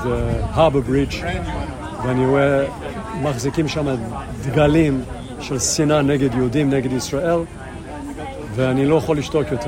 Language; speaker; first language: Hebrew; early bilingual, heritage; English